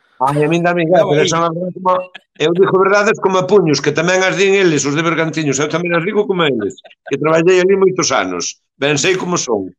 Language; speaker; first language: Galician; native; Galician